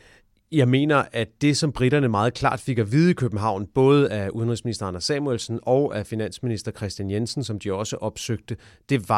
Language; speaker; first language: Danish; native; Danish